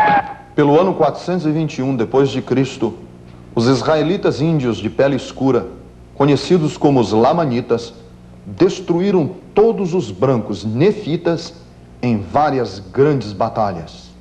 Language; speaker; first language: Portuguese; native; Portuguese